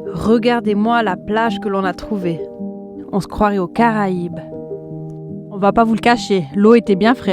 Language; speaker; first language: French; native; French